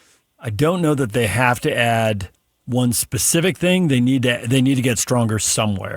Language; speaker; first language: English; native; English